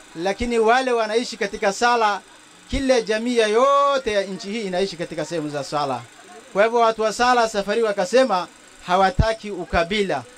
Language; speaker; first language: Swahili; non-native, local second language; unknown